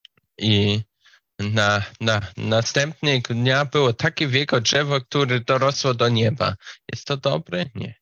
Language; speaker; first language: Polish; non-native, learner; Slovak